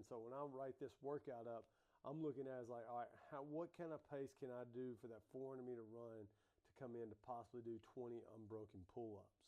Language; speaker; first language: English; native; English